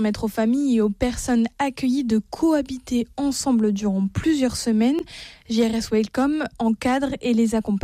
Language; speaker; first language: French; native; French